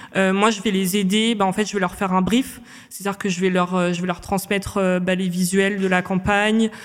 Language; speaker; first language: French; native; French